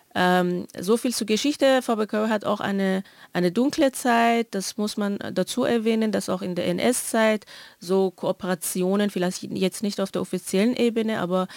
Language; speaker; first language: German; non-native, fluent; Persian